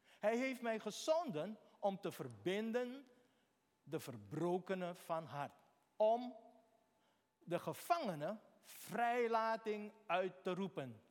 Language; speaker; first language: Dutch; native; Dutch